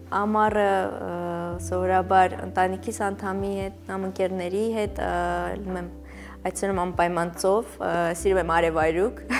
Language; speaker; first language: Armenian; native; Armenian